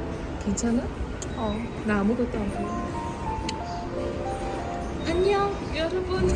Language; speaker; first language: Korean; non-native, learner; Kazakh